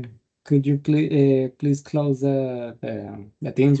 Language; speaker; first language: English; non-native, learner; Spanish